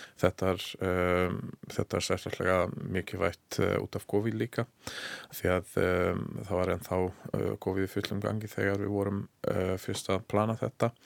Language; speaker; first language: Icelandic; non-native, learner; Hungarian